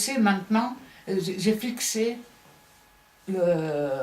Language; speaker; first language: French; non-native, fluent; Hungarian